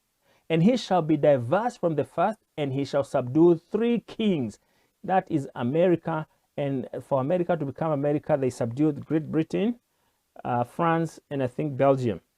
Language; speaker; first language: English; non-native, local second language; Kikuyu